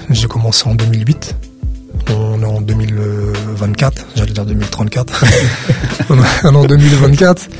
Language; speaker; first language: French; early bilingual, other home language; Arabic